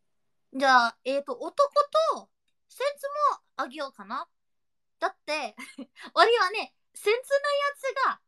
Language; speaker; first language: Japanese; non-native, learner; Indonesian